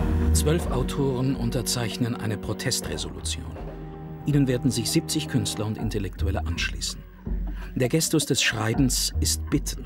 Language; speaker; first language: German; native; German